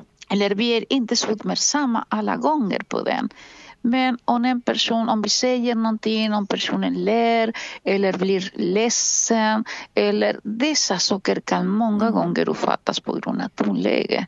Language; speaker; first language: Swedish; non-native, fluent; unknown